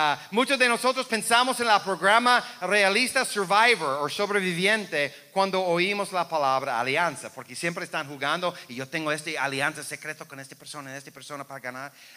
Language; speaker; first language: Spanish; non-native, fluent; English